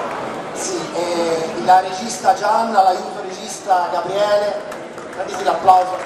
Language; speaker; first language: Italian; native; Italian